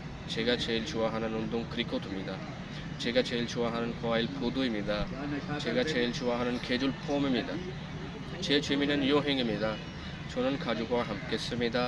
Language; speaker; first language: Korean; non-native, learner; Punjabi